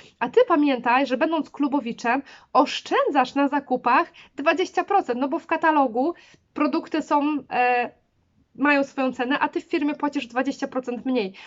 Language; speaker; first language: Polish; native; Polish